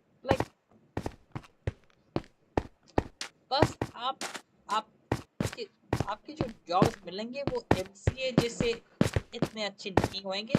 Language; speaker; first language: Hindi; non-native, local second language; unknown